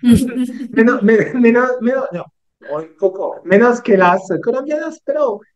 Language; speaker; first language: Spanish; non-native, learner; French